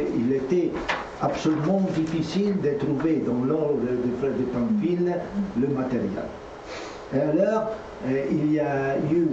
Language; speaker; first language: French; non-native, learner; Italian